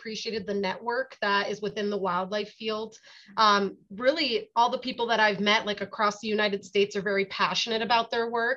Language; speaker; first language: English; native; English